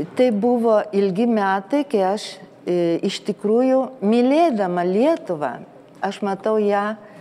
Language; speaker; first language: Lithuanian; early bilingual, other home language; Spanish